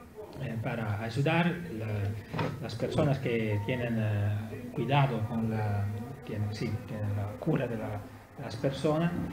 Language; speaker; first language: Spanish; non-native, learner; Italian